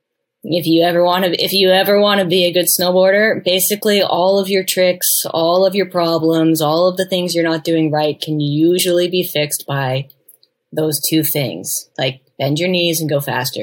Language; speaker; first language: English; native; English